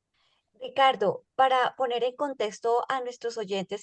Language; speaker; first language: Spanish; native; Spanish